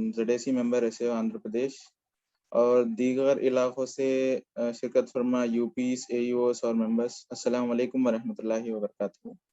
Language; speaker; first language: Hindi; non-native, local second language; Telugu